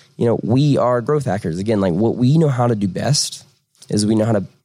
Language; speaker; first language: English; native; English